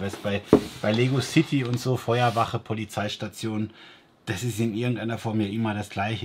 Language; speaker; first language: German; native; German